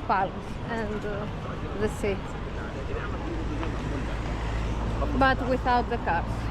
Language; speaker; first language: English; non-native, learner; Greek